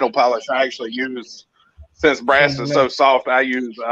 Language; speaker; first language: English; native; English